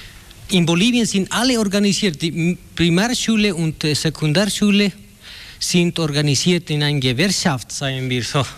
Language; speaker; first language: German; non-native, learner; Spanish